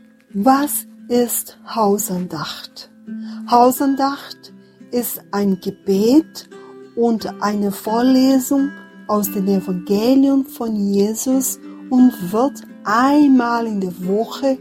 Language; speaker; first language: German; non-native, fluent; Portuguese